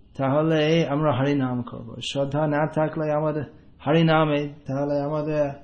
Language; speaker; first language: Bangla; non-native, fluent; English